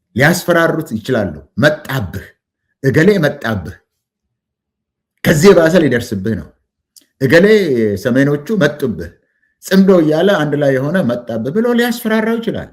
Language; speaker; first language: Amharic; non-native, local second language; Oromo